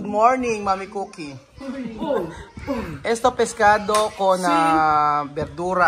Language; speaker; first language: Spanish; non-native, learner; Filipino